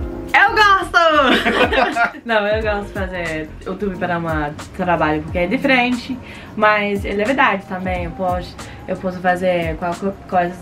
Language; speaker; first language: Portuguese; non-native, learner; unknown